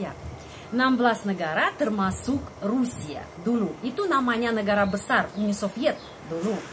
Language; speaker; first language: Indonesian; non-native, fluent; Russian